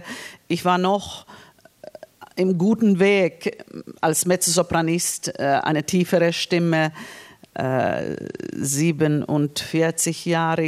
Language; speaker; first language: German; non-native, fluent; Finnish